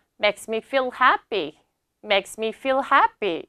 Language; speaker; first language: English; non-native, fluent; Korean